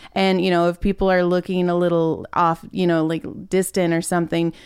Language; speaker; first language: English; native; English